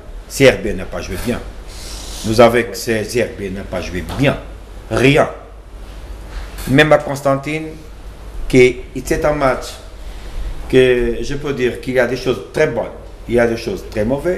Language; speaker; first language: French; non-native, learner; Portuguese